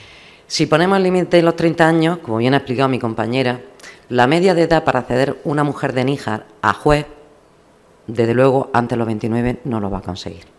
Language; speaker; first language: Spanish; native; Spanish